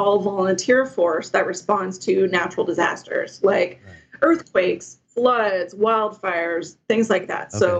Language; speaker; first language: English; native; English